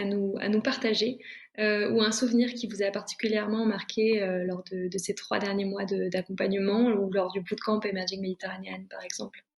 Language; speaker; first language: French; native; French